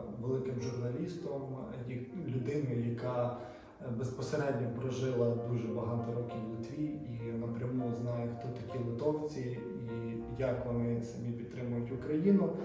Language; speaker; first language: Ukrainian; native; Ukrainian